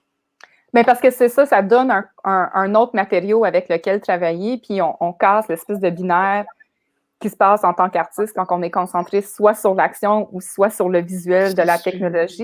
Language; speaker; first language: French; native; French